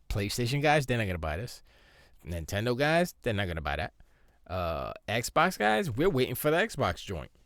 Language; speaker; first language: English; native; English